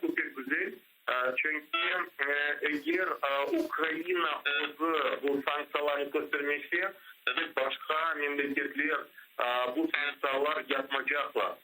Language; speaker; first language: Turkish; non-native, learner; Crimean Tatar